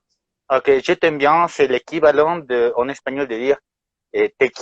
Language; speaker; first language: French; non-native, fluent; Spanish